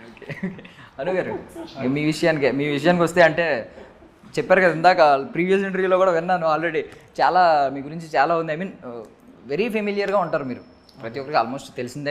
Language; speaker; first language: Telugu; native; Telugu